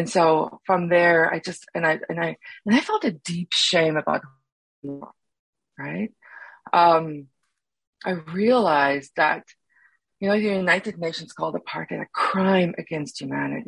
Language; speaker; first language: English; non-native, local second language; Afrikaans